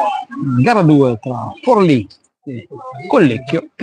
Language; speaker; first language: Italian; native; Italian